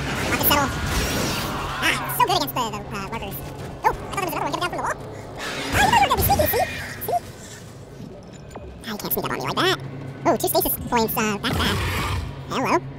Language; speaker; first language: English; native; English